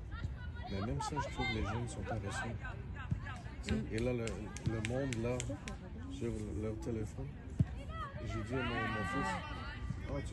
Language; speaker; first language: French; non-native, fluent; English